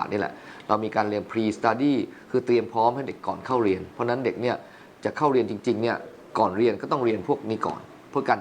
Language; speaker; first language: Thai; native; Thai